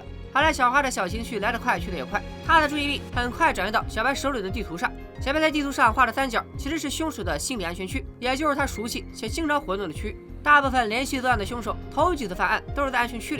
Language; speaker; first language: Chinese; native; Chinese